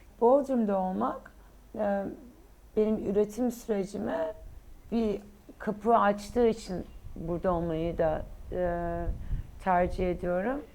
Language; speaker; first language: Turkish; early bilingual, heritage; Turkish